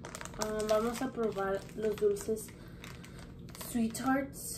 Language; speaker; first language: Spanish; early bilingual, heritage; English